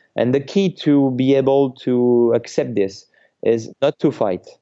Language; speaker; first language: English; non-native, fluent; French